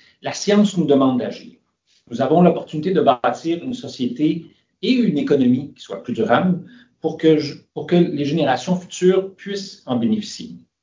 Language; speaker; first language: French; native; French